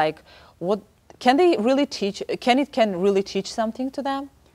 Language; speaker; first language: English; non-native, learner; Armenian